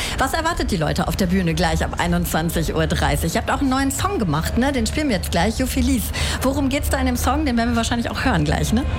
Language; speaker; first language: German; native; German